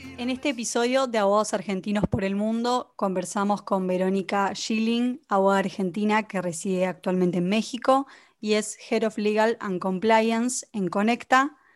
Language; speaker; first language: Spanish; native; Spanish